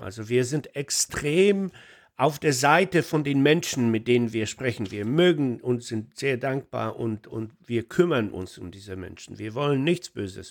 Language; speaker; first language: German; non-native, fluent; Polish